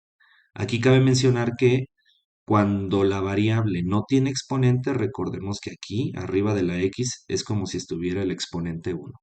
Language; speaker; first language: Spanish; native; Spanish